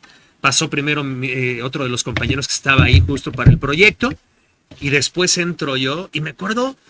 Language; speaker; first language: Spanish; native; Spanish